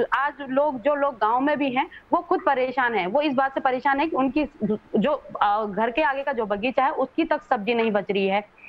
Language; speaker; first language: Hindi; native; Hindi